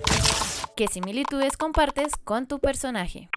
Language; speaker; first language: Spanish; native; Spanish